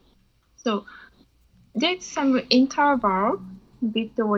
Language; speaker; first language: English; non-native, learner; Japanese